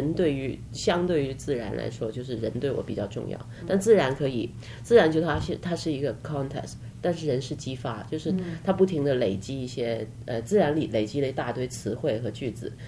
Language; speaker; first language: Chinese; native; Chinese